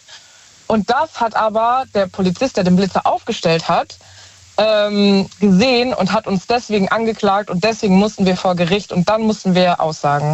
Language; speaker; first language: German; native; German